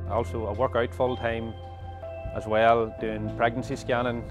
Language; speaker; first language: English; native; English